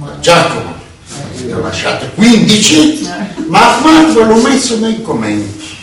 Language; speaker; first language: Italian; non-native, fluent; Russian